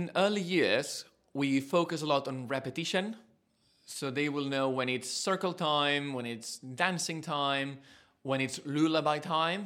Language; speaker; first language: English; non-native, fluent; Spanish